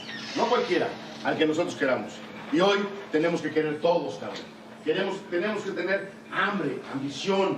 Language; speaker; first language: Spanish; native; Spanish